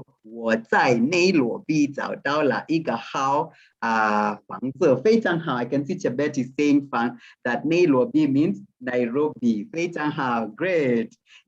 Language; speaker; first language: Chinese; non-native, fluent; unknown